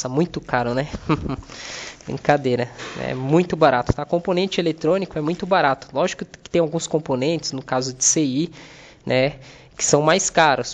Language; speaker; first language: Portuguese; native; Portuguese